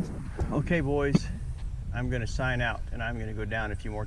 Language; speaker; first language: English; native; English